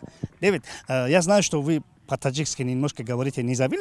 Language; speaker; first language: Russian; non-native, local second language; Tajik